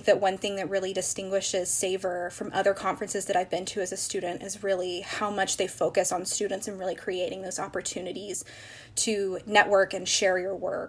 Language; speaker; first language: English; native; English